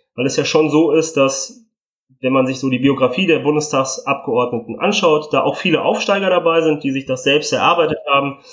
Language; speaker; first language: German; early bilingual, other home language; Italian